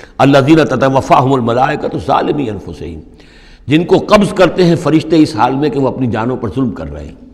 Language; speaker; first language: Urdu; native; Urdu